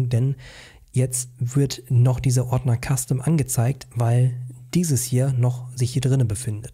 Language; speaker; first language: German; native; German